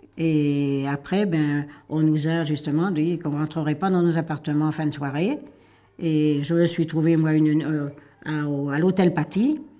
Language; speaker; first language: French; native; French